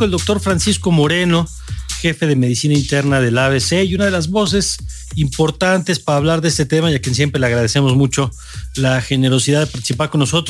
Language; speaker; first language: Spanish; native; Spanish